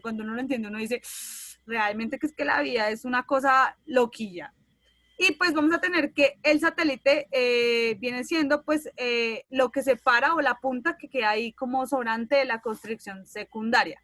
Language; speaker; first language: Spanish; native; Spanish